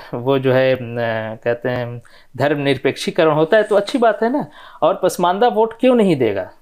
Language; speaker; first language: Hindi; non-native, local second language; Bhojpuri